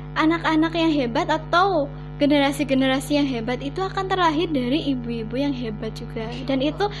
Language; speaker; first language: Indonesian; native; Indonesian